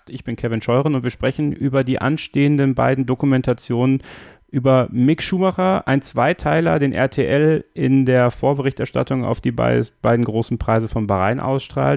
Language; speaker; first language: German; native; German